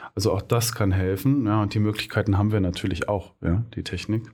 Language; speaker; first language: German; native; German